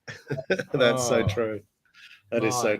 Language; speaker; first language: English; native; English